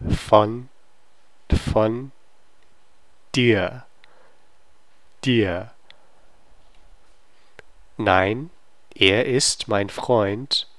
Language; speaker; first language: German; non-native, learner; English